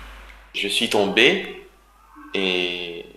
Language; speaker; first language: French; non-native, fluent; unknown